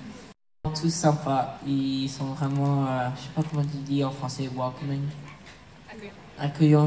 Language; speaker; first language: French; early bilingual, heritage; English